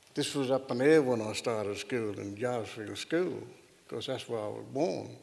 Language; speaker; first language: English; native; English